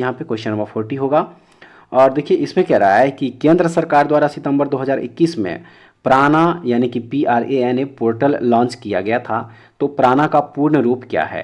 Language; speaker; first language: Hindi; native; Hindi